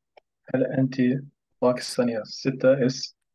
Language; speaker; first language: Arabic; non-native, learner; German